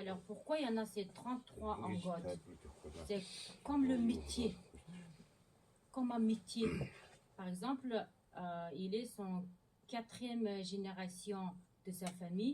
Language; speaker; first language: French; non-native, learner; Mongolian